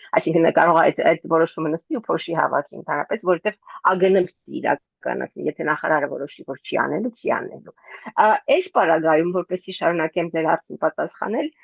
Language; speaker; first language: Armenian; native; Armenian